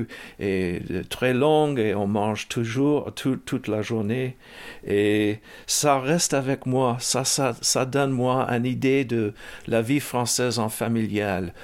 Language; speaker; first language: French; early bilingual, heritage; English